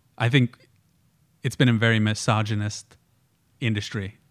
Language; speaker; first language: English; non-native, fluent; Swiss German